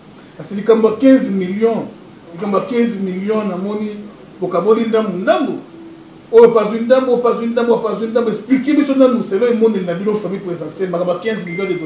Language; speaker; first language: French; non-native, local second language; Lingala